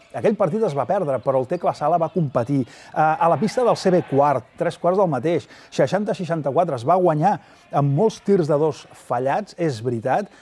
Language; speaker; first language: Catalan; native; Catalan